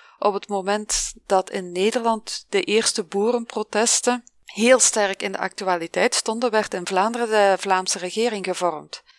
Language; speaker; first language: Dutch; native; Dutch